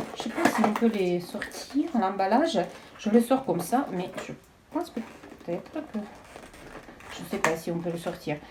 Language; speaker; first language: French; non-native, fluent; Russian